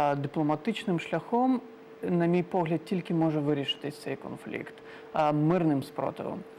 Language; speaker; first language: Ukrainian; non-native, local second language; Crimean Tatar